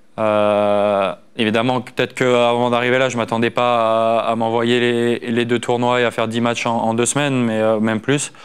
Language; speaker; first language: French; native; French